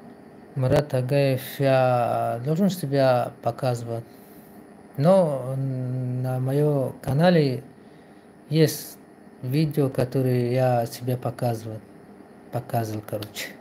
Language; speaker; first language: Russian; non-native, learner; Tajik